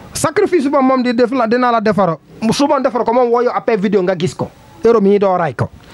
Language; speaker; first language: Wolof; non-native, learner; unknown